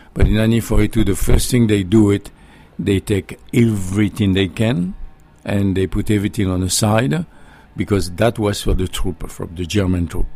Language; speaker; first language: English; non-native, learner; French